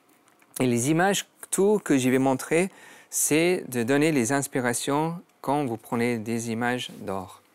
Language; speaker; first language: French; non-native, learner; English